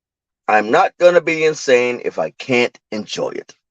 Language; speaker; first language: English; native; English